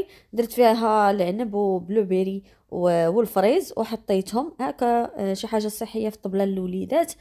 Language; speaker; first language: Arabic; native; Arabic